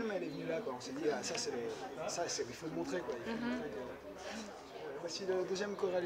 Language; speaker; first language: French; native; French